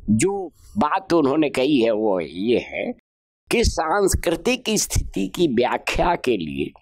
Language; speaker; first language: Hindi; native; Hindi